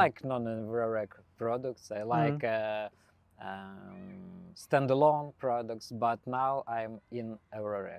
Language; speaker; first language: English; non-native, learner; Belarusian